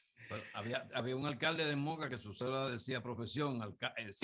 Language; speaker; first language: Spanish; native; Spanish